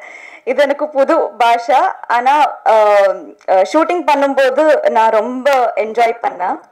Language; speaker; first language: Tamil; non-native, learner; Telugu